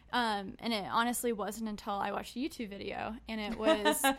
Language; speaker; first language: English; native; English